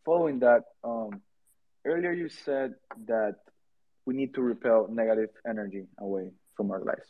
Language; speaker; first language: English; non-native, fluent; Spanish